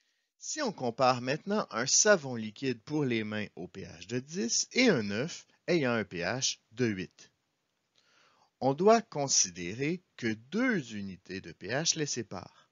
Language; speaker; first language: French; native; French